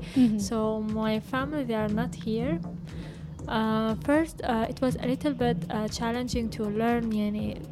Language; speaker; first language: English; non-native, learner; Russian